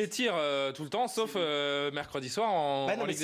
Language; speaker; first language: French; native; French